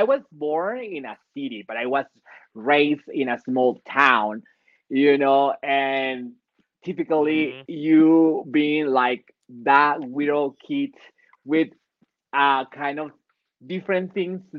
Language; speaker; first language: English; non-native, fluent; Spanish